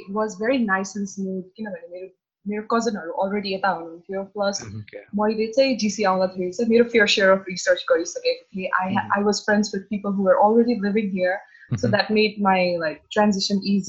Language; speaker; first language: English; non-native, local second language; Nepali